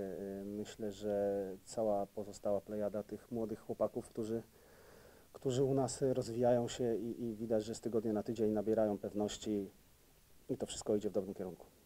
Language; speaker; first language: Polish; native; Polish